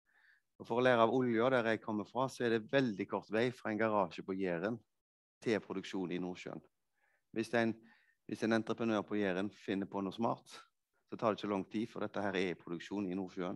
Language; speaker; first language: Norwegian; native; Norwegian